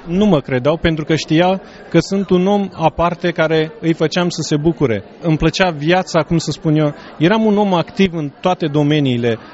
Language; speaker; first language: Romanian; native; Romanian